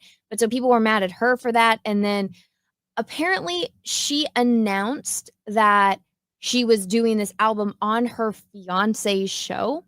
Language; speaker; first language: English; native; English